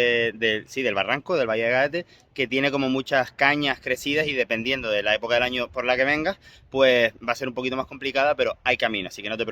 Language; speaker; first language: Spanish; native; Spanish